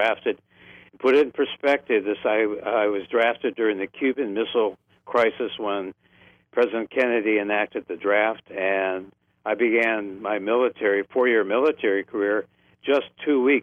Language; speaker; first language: English; native; English